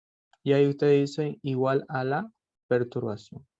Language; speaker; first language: Spanish; native; Spanish